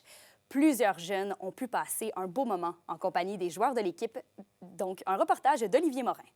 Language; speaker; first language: French; native; French